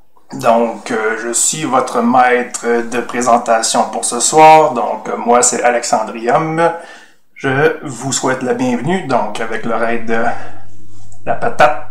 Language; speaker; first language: French; native; French